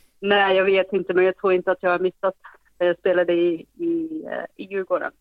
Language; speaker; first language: Swedish; non-native, fluent; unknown